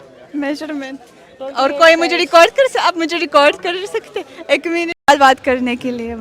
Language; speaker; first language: Hindi; non-native, learner; Russian